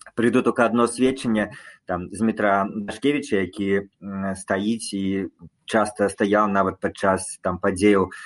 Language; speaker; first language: Belarusian; non-native, local second language; Russian